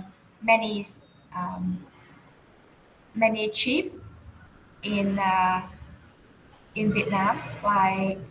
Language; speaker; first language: English; non-native, learner; Vietnamese